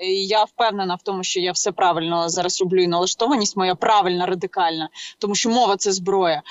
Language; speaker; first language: Ukrainian; native; Ukrainian